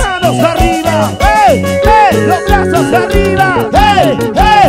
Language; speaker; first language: Spanish; native; Spanish